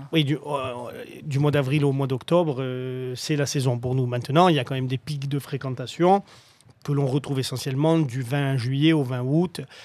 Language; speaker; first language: French; native; French